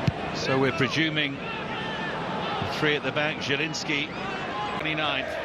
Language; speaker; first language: English; native; English